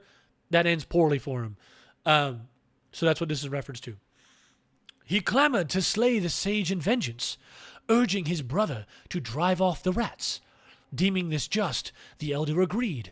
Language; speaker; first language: English; native; English